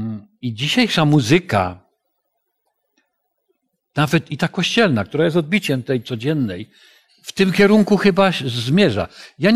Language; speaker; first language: Polish; native; Polish